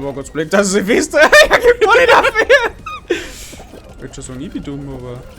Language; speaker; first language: German; native; German